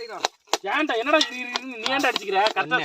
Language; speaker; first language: Tamil; native; Tamil